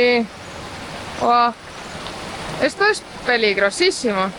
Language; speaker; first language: Spanish; non-native, fluent; Portuguese